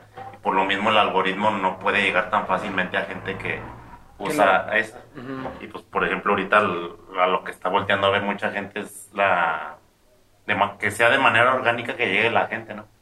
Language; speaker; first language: Spanish; native; Spanish